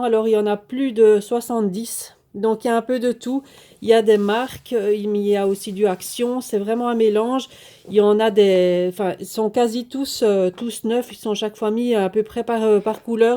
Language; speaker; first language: French; native; French